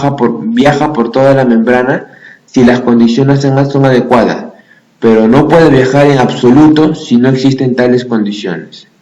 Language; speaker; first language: Spanish; native; Spanish